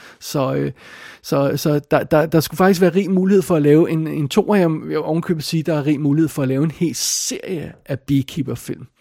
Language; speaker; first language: Danish; native; Danish